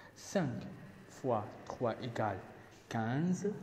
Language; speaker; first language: French; non-native, local second language; Arabic